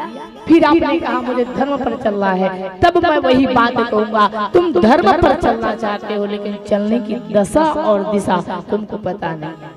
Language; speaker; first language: Hindi; non-native, local second language; Chhattisgarhi